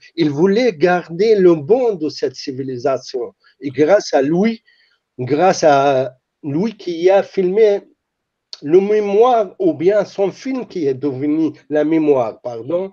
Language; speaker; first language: French; non-native, fluent; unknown